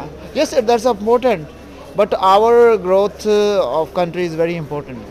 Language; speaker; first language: English; non-native, local second language; Urdu